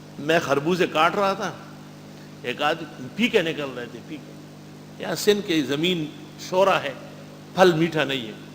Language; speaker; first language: Urdu; non-native, local second language; Pashto